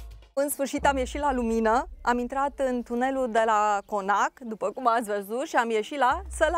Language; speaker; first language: Romanian; native; Romanian